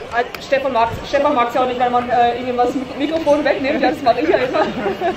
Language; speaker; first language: German; native; German